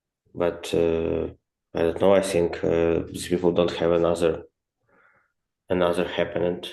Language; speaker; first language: English; non-native, learner; Ukrainian